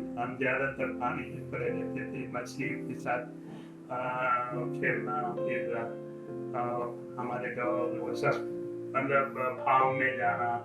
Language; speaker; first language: Hindi; non-native, local second language; Gujarati